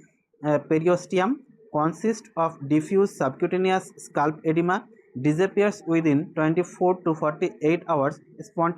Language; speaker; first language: English; non-native, local second language; Bangla